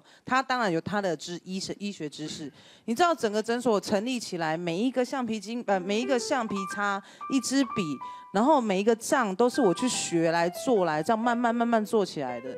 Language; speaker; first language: Chinese; native; Chinese